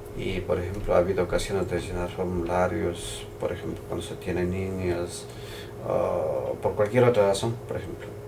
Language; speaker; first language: Spanish; non-native, local second language; Quechua